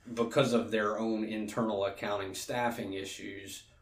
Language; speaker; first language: English; native; English